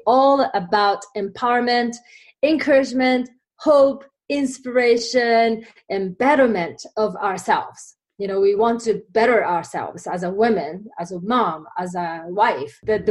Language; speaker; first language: English; non-native, fluent; Japanese